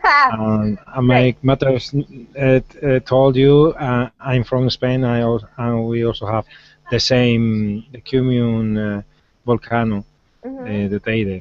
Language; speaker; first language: English; non-native, learner; Spanish